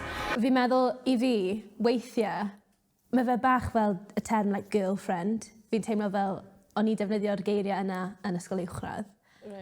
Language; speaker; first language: Welsh; native; Welsh